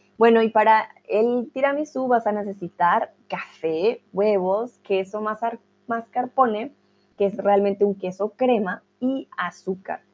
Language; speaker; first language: Spanish; native; Spanish